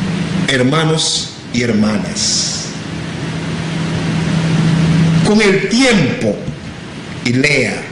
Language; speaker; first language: Spanish; non-native, local second language; English